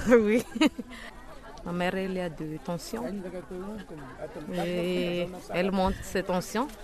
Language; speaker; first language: French; non-native, local second language; Malagasy